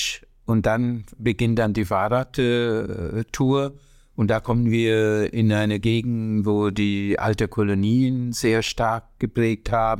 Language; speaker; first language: German; non-native, fluent; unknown